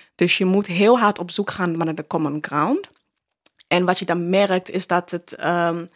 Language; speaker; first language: Dutch; early bilingual, other home language; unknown